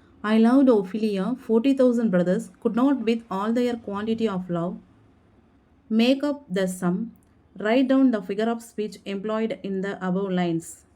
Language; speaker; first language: English; non-native, local second language; Tamil